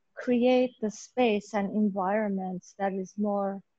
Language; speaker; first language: English; native; English